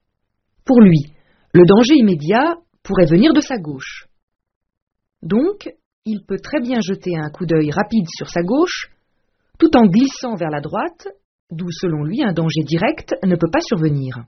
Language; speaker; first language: French; native; French